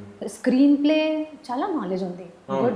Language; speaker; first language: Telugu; non-native, learner; Hindi